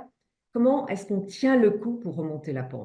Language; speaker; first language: French; native; French